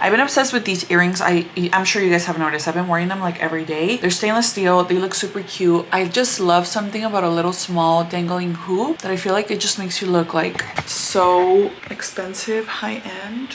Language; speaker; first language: English; early bilingual, other home language; Spanish